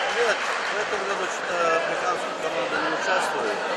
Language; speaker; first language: Russian; non-native, local second language; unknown